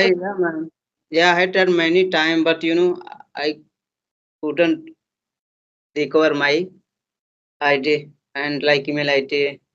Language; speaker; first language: English; non-native, learner; Hindi